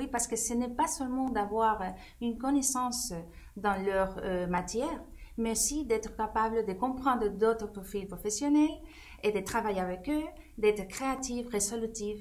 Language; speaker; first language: French; non-native, fluent; Spanish